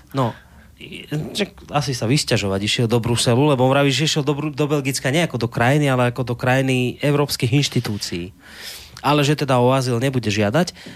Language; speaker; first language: Slovak; native; Slovak